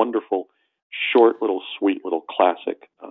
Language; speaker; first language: English; native; English